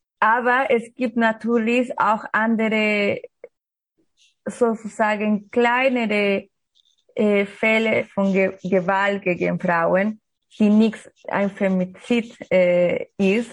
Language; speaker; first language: German; non-native, learner; Spanish